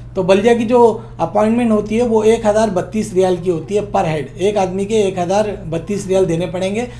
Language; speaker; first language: Hindi; non-native, local second language; Urdu